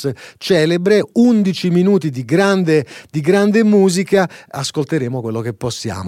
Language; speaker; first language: Italian; native; Italian